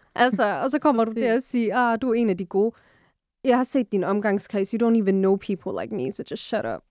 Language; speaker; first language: Danish; early bilingual, other home language; Arabic